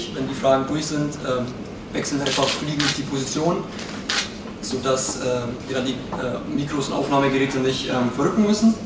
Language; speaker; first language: German; native; German